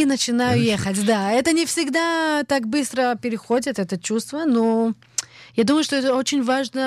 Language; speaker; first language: Russian; early bilingual, heritage; Hebrew